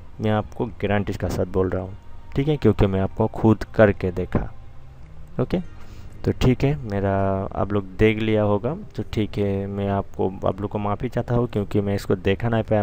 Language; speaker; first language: Hindi; non-native, local second language; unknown